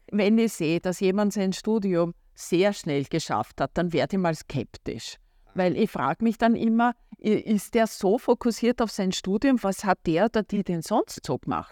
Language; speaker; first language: German; native; German